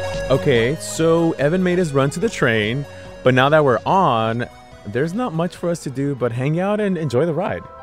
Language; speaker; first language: English; native; English